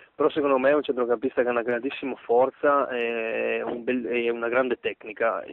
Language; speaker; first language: Italian; native; Italian